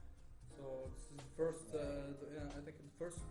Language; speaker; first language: English; non-native, fluent; Arabic